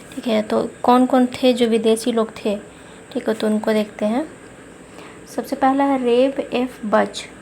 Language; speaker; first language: Hindi; non-native, local second language; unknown